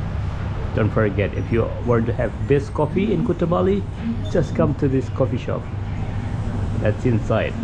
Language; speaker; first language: English; non-native, learner; Indonesian